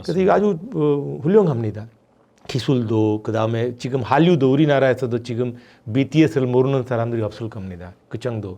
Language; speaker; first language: Korean; non-native, fluent; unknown